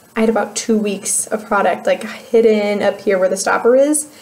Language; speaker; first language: English; native; English